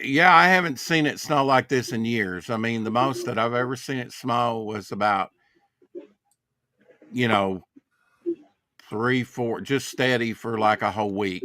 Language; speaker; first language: English; native; English